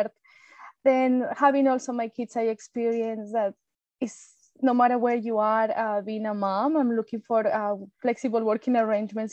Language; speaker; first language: English; non-native, fluent; Spanish